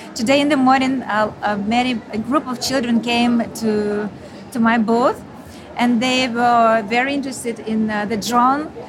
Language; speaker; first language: English; non-native, learner; Ukrainian